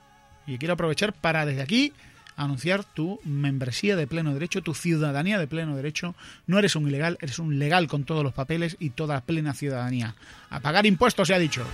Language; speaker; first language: Spanish; native; Spanish